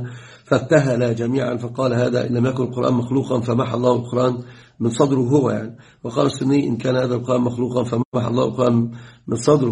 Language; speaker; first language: Arabic; native; Arabic